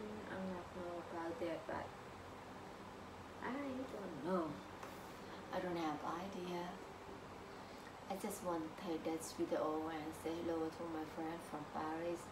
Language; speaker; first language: English; non-native, learner; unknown